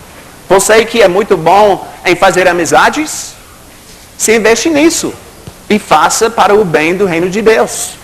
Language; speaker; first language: Portuguese; non-native, fluent; English